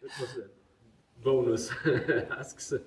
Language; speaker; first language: English; non-native, learner; Polish